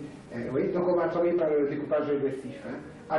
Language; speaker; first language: French; native; French